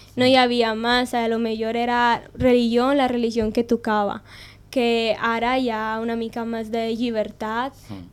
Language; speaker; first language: Catalan; non-native, learner; Spanish